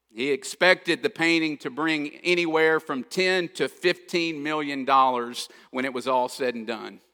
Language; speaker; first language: English; native; English